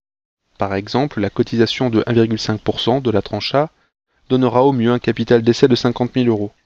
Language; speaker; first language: French; native; French